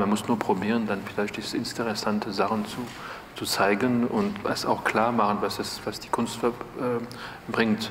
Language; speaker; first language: German; non-native, fluent; French